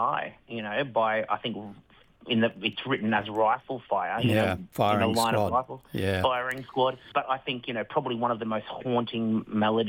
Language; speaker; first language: English; native; English